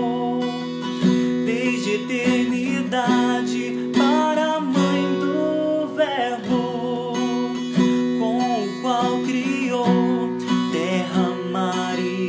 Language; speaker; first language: Portuguese; native; Portuguese